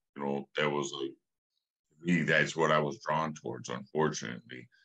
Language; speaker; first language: English; native; English